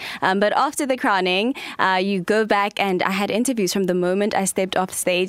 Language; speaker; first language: English; non-native, local second language; Tsonga